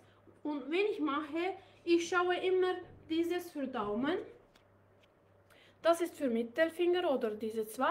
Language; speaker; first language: German; non-native, learner; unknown